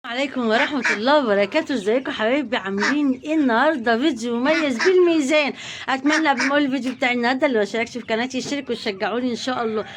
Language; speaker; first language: Arabic; native; Arabic